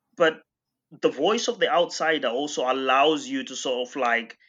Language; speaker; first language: English; non-native, local second language; Shona